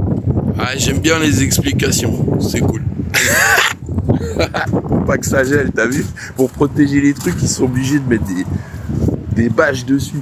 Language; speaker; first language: French; native; French